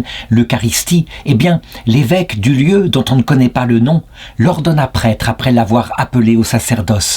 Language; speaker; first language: French; native; French